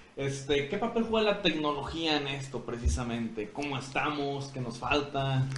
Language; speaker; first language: Spanish; native; Spanish